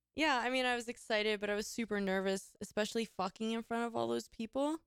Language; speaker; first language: English; native; English